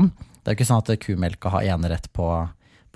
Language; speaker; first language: Norwegian; native; Norwegian